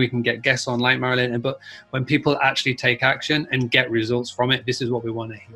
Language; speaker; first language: English; native; English